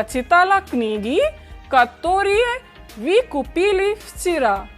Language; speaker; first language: Russian; non-native, fluent; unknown